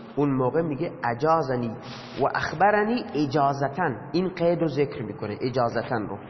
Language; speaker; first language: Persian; non-native, local second language; Baluchi